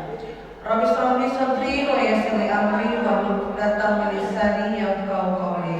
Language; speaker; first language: Indonesian; native; Indonesian